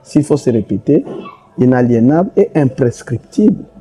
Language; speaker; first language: French; non-native, local second language; Swahili